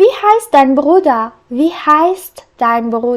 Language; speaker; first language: German; non-native, fluent; Persian